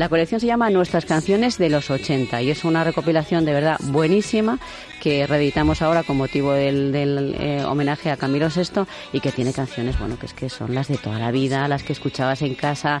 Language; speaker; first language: Spanish; native; Spanish